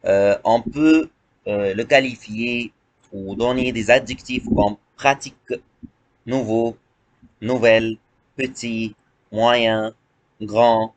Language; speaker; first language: French; non-native, fluent; Arabic